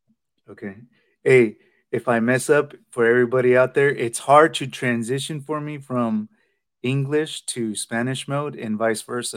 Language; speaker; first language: English; early bilingual, other home language; Spanish